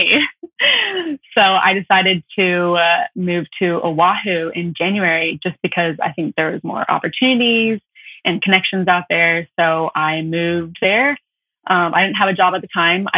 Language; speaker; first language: English; native; English